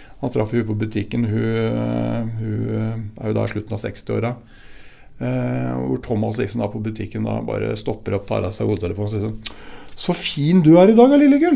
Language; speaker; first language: Norwegian; native; Norwegian